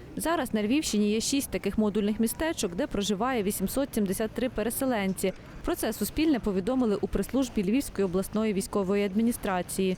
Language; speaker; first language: Ukrainian; native; Ukrainian